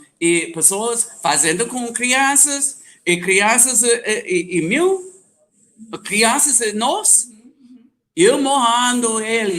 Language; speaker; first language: Portuguese; non-native, learner; English